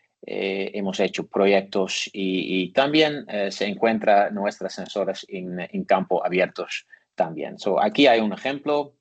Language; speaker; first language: Spanish; non-native, learner; Dutch